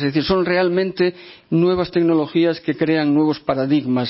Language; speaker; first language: Spanish; native; Spanish